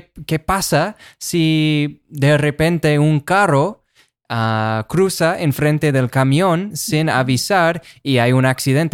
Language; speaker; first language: Spanish; non-native, fluent; English